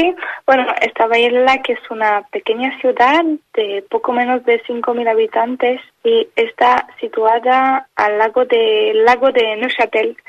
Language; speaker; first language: Spanish; non-native, fluent; French